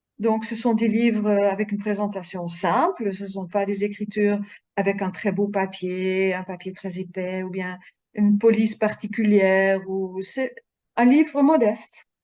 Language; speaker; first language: French; non-native, fluent; Dutch